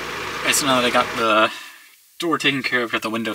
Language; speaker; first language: English; native; English